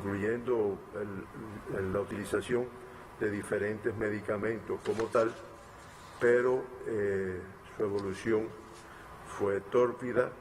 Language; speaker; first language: Spanish; native; Spanish